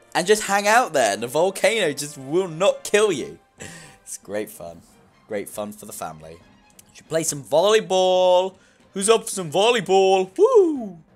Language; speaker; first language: English; native; English